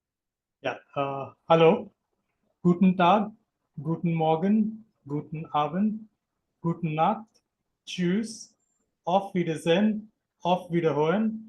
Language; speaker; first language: German; non-native, learner; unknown